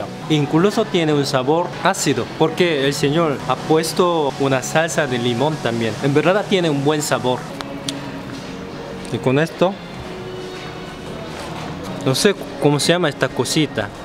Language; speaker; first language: Spanish; non-native, fluent; Korean